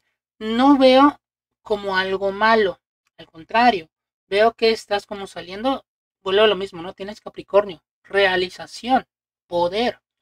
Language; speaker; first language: Spanish; native; Spanish